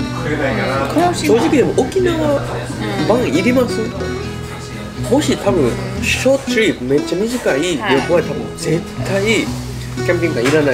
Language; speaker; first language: Japanese; native; Japanese